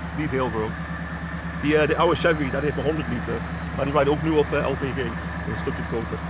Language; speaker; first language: Dutch; non-native, fluent; English